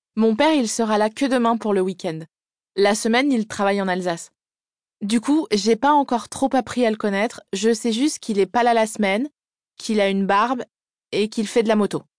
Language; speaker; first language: French; native; French